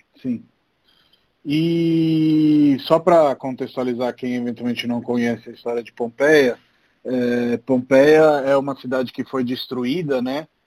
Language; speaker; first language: Portuguese; native; Portuguese